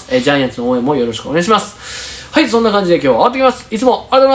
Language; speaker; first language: Japanese; native; Japanese